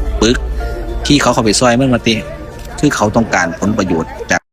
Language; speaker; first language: Thai; native; Thai